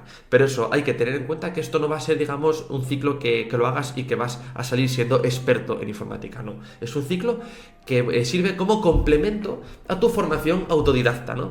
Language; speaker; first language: Spanish; native; Spanish